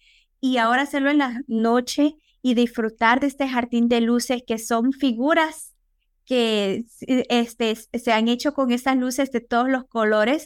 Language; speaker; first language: Spanish; native; Spanish